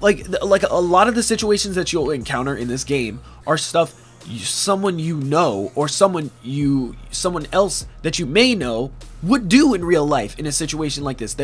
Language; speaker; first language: English; native; English